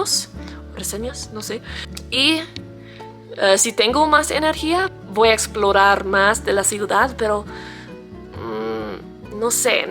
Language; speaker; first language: Spanish; non-native, learner; English